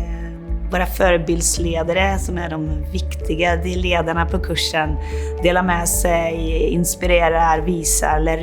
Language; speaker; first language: Swedish; native; Swedish